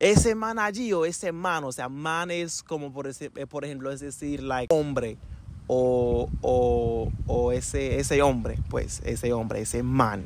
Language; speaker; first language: Spanish; non-native, fluent; English